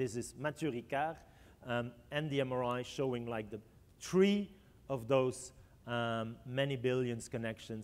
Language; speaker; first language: English; non-native, fluent; French